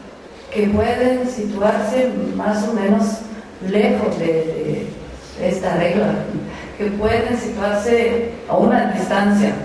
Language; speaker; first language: Spanish; non-native, fluent; Romanian